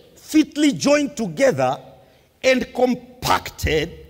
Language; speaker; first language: English; non-native, local second language; Swahili